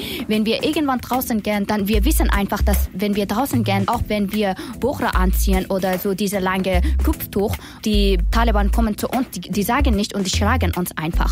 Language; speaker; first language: German; non-native, learner; Persian